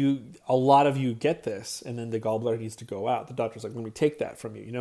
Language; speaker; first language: English; native; English